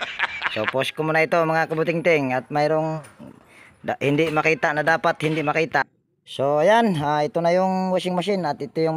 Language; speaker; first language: Filipino; native; Filipino